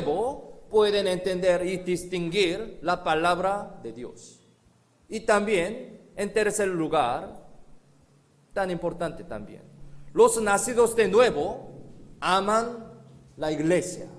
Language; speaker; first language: Spanish; non-native, learner; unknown